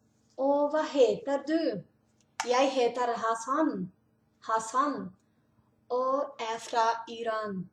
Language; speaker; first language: Norwegian; non-native, learner; Portuguese